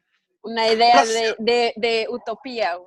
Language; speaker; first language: Spanish; non-native, learner; Portuguese